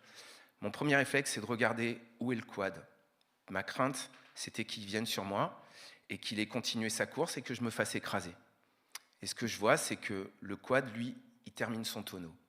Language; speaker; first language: French; native; French